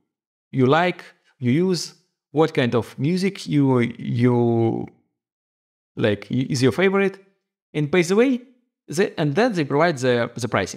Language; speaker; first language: English; non-native, fluent; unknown